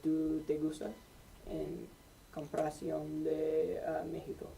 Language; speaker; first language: Spanish; non-native, learner; English